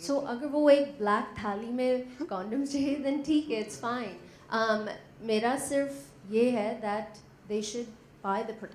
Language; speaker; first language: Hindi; non-native, learner; English